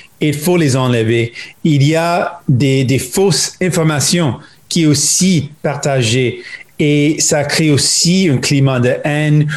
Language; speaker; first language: French; non-native, local second language; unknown